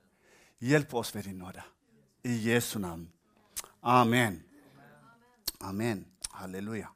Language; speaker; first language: Norwegian; non-native, fluent; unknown